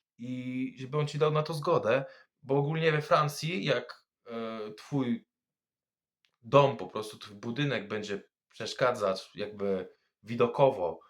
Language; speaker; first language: Polish; non-native, fluent; French